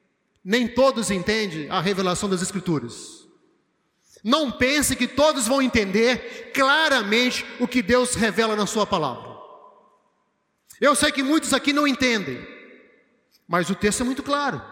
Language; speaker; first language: Portuguese; native; Portuguese